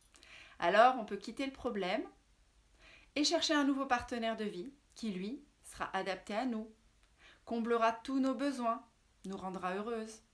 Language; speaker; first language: French; native; French